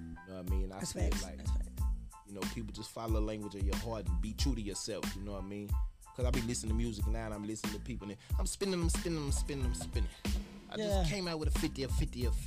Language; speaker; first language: English; native; English